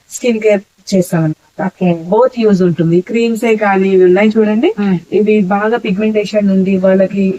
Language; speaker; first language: Telugu; native; Telugu